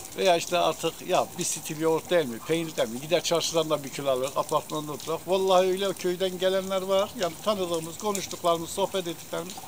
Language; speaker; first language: Turkish; native; Turkish